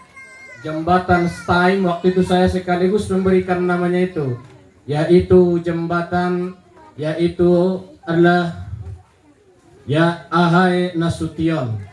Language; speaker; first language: Indonesian; non-native, local second language; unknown